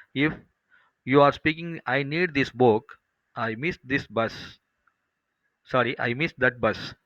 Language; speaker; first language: English; non-native, local second language; Tamil